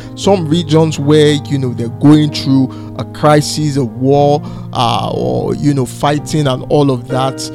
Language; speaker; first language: English; non-native, local second language; Yoruba